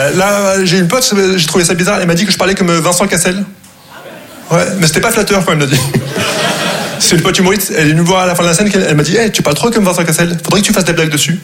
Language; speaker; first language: French; non-native, local second language; Arabic